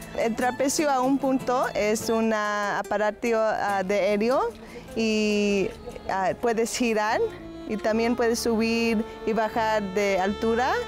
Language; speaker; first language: Spanish; early bilingual, heritage; Spanish